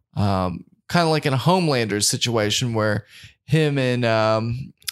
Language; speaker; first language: English; native; English